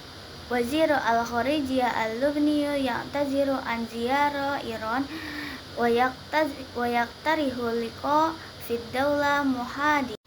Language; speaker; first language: Arabic; non-native, learner; Indonesian